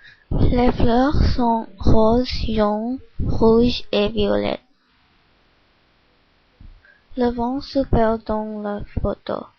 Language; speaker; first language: French; non-native, learner; English